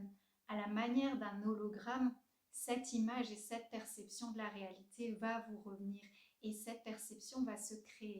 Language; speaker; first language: French; native; French